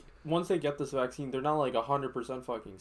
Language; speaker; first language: English; native; English